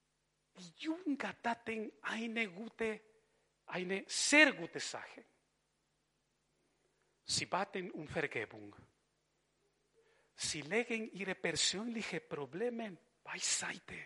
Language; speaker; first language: German; non-native, fluent; Spanish